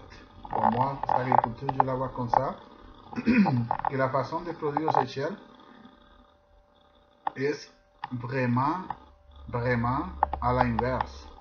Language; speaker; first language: French; non-native, fluent; Spanish